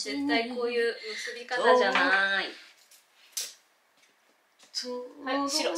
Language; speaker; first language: Japanese; native; Japanese